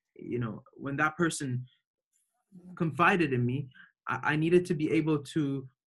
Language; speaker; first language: English; early bilingual, other home language; Arabic